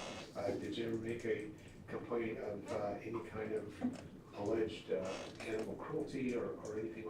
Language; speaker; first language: English; native; English